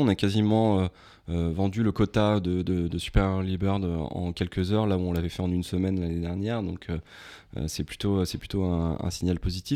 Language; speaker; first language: French; native; French